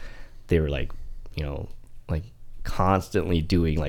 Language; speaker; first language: English; early bilingual, other home language; Vietnamese